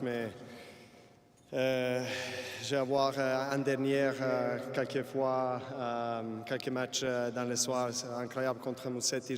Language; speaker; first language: French; non-native, fluent; Serbian